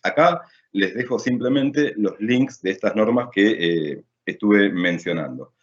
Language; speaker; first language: Spanish; native; Spanish